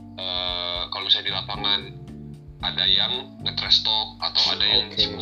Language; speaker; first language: Indonesian; native; Indonesian